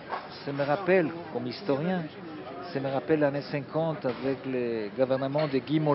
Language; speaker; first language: French; non-native, fluent; Hebrew